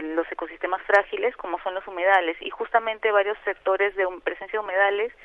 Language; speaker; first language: Spanish; native; Spanish